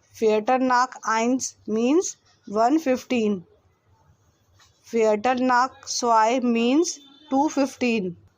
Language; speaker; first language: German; non-native, learner; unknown